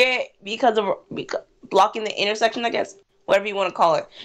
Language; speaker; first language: English; native; English